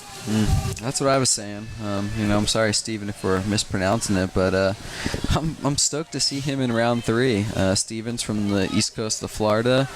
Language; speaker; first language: English; native; English